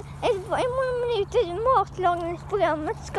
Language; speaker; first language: Swedish; non-native, learner; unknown